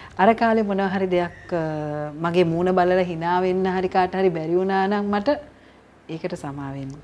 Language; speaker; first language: Sinhala; native; Sinhala